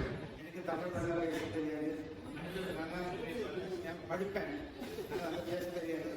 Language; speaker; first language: Tamil; non-native, learner; Malayalam